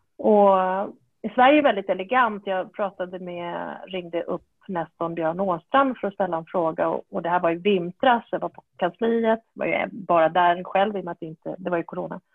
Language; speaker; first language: Swedish; early bilingual, other home language; Kurdish